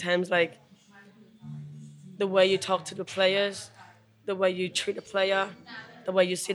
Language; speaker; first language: English; non-native, fluent; Khmer